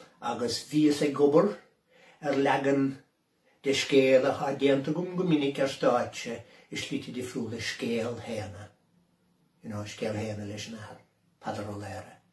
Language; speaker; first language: Irish; native; Irish